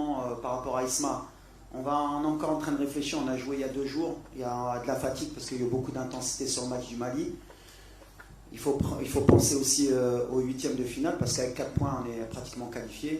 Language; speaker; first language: French; native; French